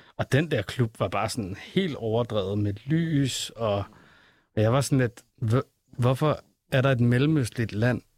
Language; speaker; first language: Danish; native; Danish